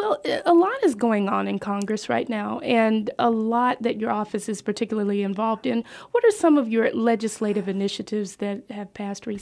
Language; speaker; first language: English; native; English